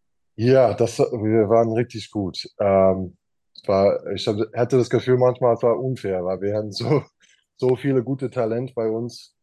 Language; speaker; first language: German; non-native, fluent; English